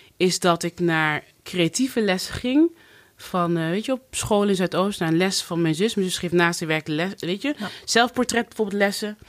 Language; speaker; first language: Dutch; native; Dutch